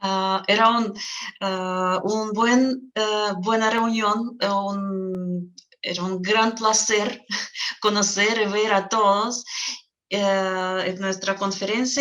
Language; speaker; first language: Spanish; non-native, fluent; Russian